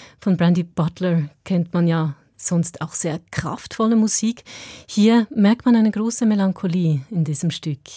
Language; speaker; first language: German; native; German